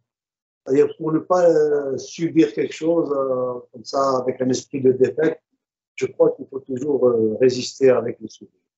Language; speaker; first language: French; non-native, local second language; Arabic